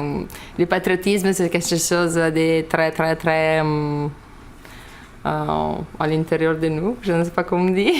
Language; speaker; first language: French; non-native, learner; Lithuanian